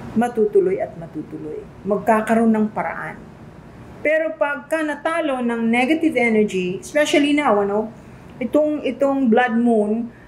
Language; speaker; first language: Filipino; non-native, local second language; Bikol